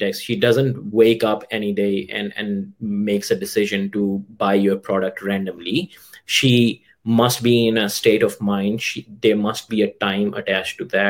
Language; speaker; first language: English; non-native, local second language; Urdu